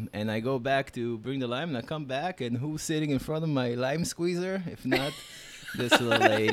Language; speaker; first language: English; non-native, fluent; Hebrew